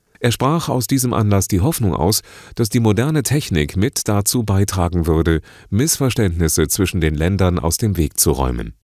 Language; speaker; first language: German; native; German